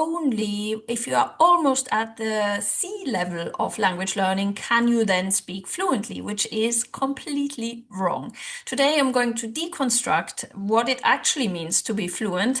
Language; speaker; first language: English; non-native, fluent; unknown